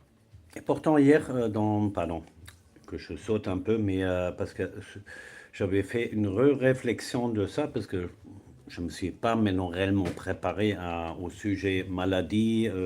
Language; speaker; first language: French; non-native, fluent; German